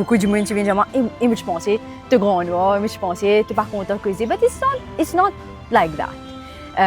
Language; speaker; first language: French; non-native, local second language; Morisyen